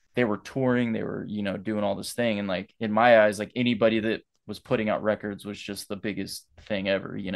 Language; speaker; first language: English; native; English